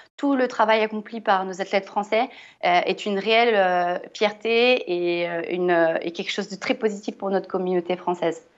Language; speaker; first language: French; native; French